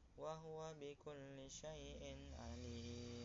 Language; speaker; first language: Arabic; non-native, learner; Indonesian